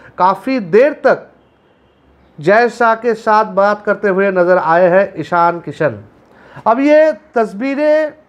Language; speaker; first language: Hindi; non-native, local second language; Bangla